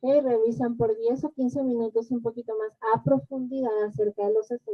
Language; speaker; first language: Spanish; native; Spanish